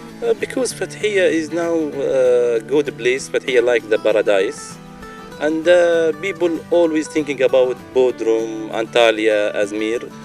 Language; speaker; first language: English; non-native, learner; Arabic